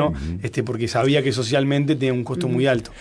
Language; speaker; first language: Spanish; native; Spanish